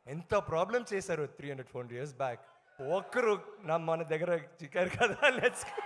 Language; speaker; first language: Telugu; non-native, learner; Tamil